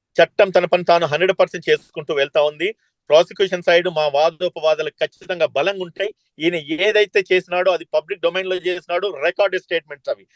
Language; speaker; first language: Telugu; native; Telugu